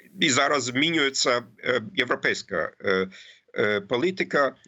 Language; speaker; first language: Ukrainian; non-native, fluent; German